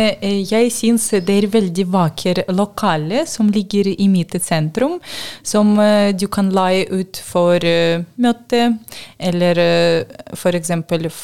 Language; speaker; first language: Norwegian; non-native, learner; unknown